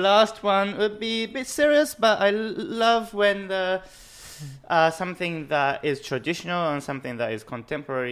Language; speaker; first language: English; non-native, fluent; Japanese